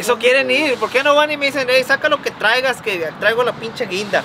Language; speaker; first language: Spanish; early bilingual, other home language; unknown